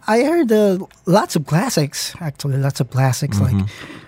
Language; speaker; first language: English; non-native, local second language; Filipino